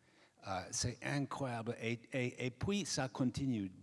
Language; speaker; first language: French; non-native, fluent; English